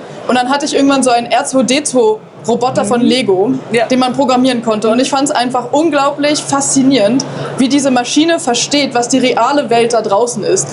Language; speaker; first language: German; native; German